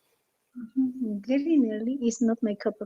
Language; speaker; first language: English; non-native, learner; Spanish